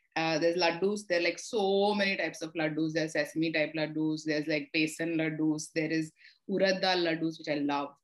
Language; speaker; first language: English; non-native, local second language; Telugu